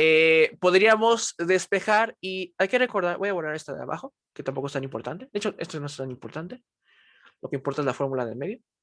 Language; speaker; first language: Spanish; native; Spanish